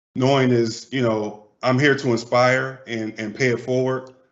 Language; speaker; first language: English; native; English